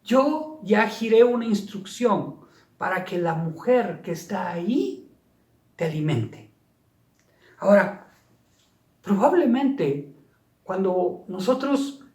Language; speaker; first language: Spanish; native; Spanish